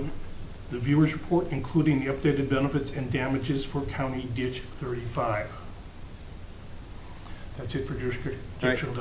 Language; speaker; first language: English; native; English